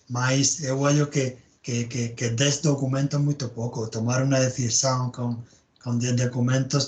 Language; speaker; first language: Portuguese; non-native, learner; Spanish